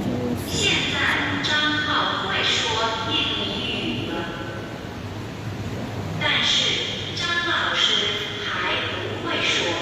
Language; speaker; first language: Chinese; non-native, learner; Indonesian